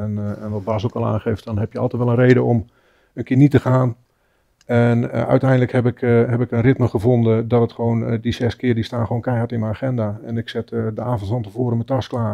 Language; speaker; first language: Dutch; native; Dutch